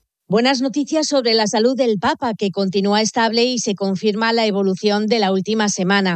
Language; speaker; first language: Spanish; native; Spanish